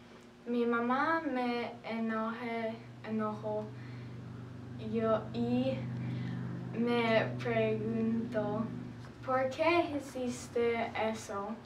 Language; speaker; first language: Spanish; non-native, learner; English